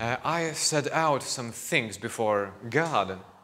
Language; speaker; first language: English; non-native, fluent; Latvian